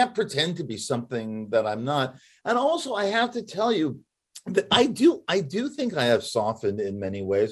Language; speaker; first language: English; native; English